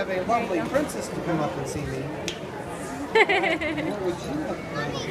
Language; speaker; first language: English; native; English